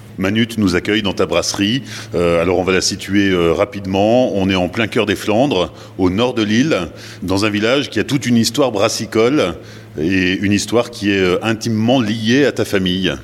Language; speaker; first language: French; native; French